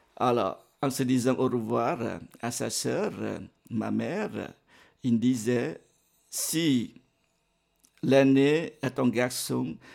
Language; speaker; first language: French; non-native, fluent; Vietnamese